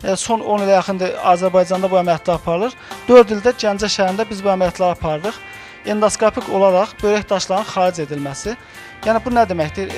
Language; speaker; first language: Azerbaijani; native; Azerbaijani